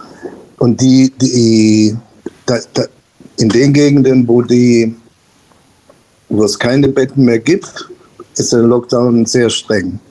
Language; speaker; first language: German; non-native, fluent; Spanish